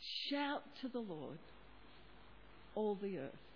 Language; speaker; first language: English; native; English